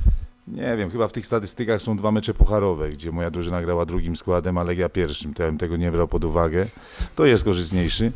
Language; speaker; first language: Polish; native; Polish